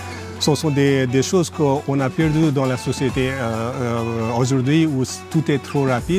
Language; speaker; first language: French; non-native, fluent; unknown